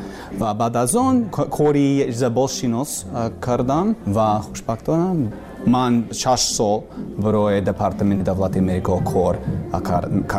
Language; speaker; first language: Persian; non-native, learner; English